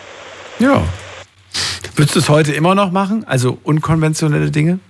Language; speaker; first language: German; native; German